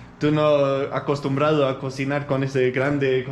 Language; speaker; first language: Spanish; non-native, learner; English